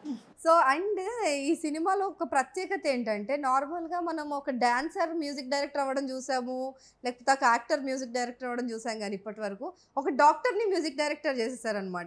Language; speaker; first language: Telugu; native; Telugu